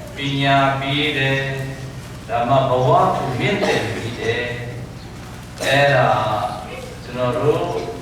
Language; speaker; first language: Burmese; non-native, local second language; Tedim Chin